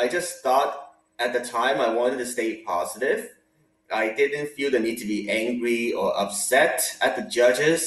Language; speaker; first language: English; non-native, local second language; Cantonese